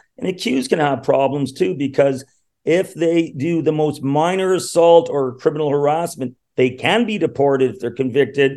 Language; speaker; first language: English; native; English